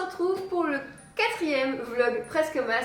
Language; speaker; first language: French; native; French